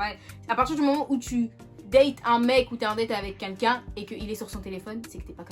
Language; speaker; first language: French; native; French